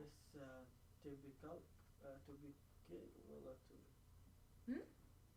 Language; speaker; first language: English; non-native, learner; Arabic